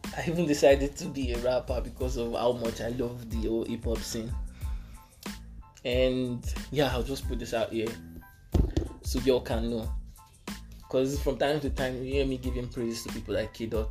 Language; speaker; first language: English; non-native, local second language; Yoruba